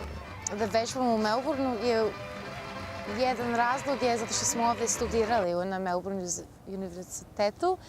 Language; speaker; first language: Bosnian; early bilingual, heritage; Bosnian